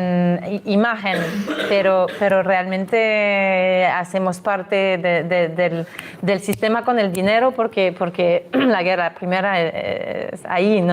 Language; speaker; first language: Spanish; non-native, fluent; French